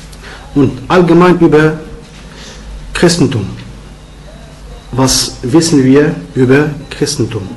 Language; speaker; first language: German; non-native, learner; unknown